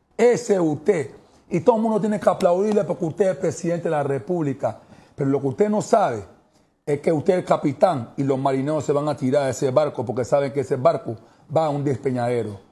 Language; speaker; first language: Spanish; native; Spanish